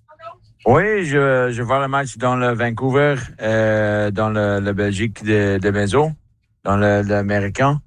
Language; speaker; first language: French; non-native, learner; Dutch